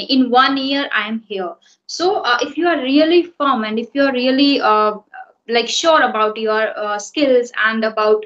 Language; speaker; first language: English; non-native, fluent; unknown